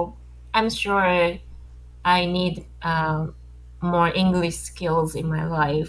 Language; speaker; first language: English; non-native, learner; Japanese